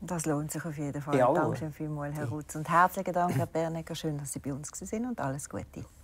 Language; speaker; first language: German; native; German